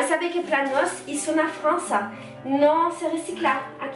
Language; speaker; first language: Portuguese; non-native, fluent; French